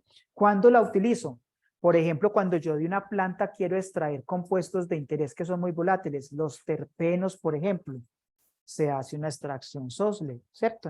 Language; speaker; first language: Spanish; native; Spanish